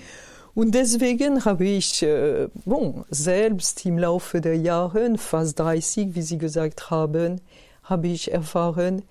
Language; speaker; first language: German; non-native, fluent; French